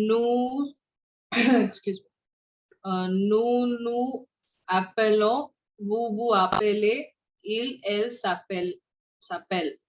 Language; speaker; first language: French; non-native, learner; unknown